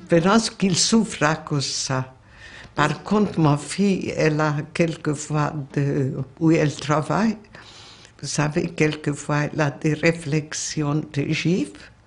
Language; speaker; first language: French; non-native, fluent; Hungarian